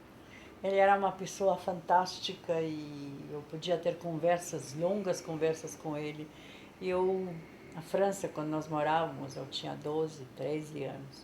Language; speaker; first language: Portuguese; non-native, fluent; Polish